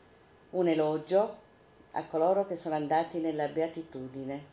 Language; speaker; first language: Italian; native; Italian